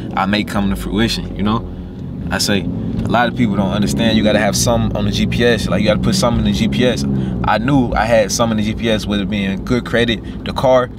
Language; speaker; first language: English; native; English